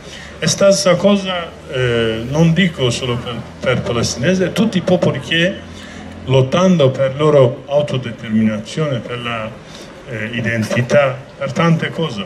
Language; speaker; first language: Italian; non-native, learner; Kurdish